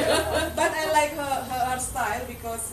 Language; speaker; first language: English; non-native, learner; Indonesian